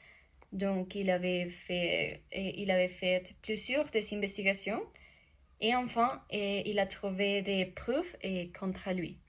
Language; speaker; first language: French; non-native, learner; Spanish